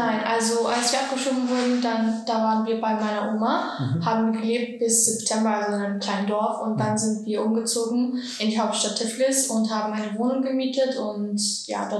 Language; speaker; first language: German; early bilingual, other home language; Georgian